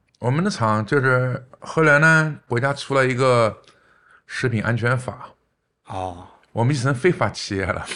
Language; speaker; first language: Chinese; native; Chinese